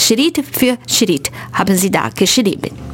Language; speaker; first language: German; non-native, fluent; Portuguese